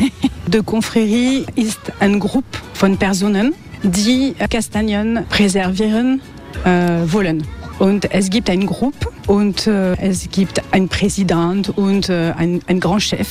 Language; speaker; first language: German; non-native, learner; French